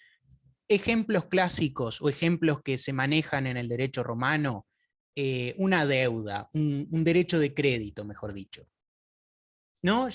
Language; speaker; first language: Spanish; native; Spanish